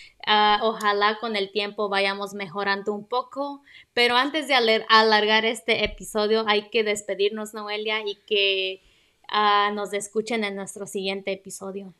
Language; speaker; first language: Spanish; native; Spanish